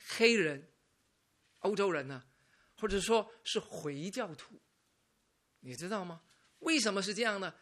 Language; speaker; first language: Chinese; non-native, local second language; Cantonese